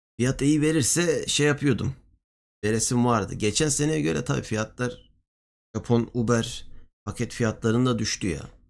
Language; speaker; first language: Turkish; native; Turkish